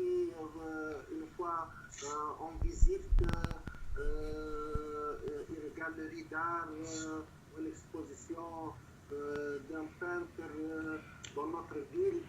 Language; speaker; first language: French; non-native, local second language; Arabic